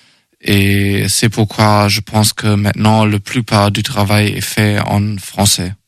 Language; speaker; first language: French; non-native, learner; German